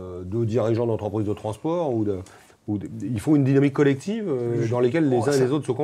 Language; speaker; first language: French; native; French